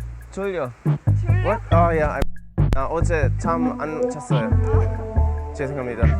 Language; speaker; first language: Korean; non-native, learner; English